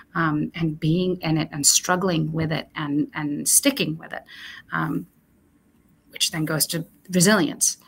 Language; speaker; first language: English; early bilingual, other home language; Romanian